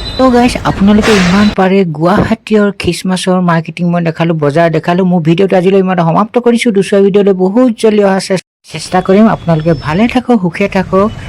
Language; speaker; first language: Assamese; native; Assamese